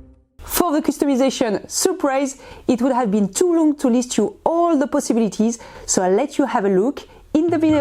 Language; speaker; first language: English; non-native, fluent; French